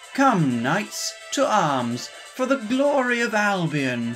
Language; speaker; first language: English; native; English